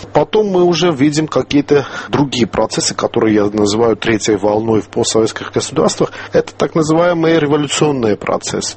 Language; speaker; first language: Russian; non-native, local second language; Armenian